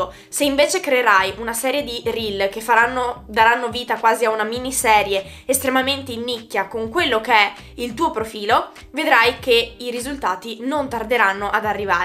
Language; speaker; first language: Italian; native; Italian